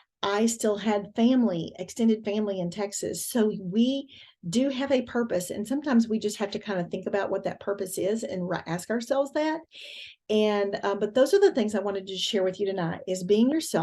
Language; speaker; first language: English; native; English